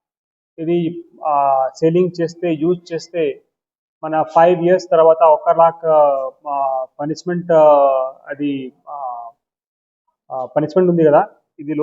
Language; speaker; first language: Telugu; non-native, local second language; Urdu